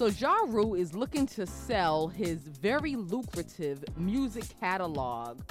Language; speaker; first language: English; native; English